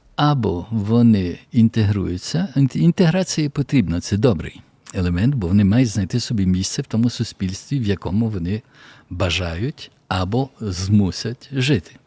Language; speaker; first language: Ukrainian; early bilingual, heritage; Ukrainian